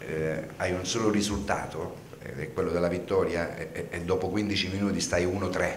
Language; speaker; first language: Italian; native; Italian